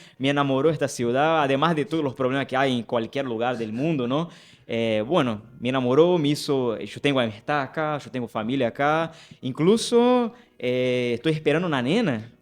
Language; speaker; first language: Spanish; non-native, fluent; Portuguese